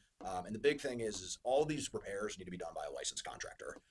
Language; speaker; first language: English; native; English